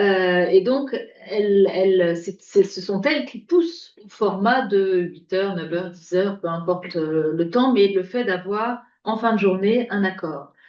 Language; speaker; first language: French; native; French